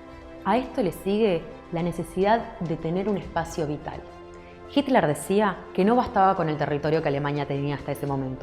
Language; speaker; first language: Spanish; native; Spanish